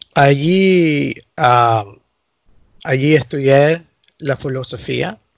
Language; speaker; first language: Spanish; early bilingual, heritage; Spanish